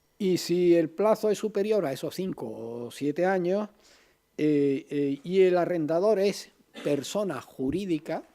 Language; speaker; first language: Spanish; native; Spanish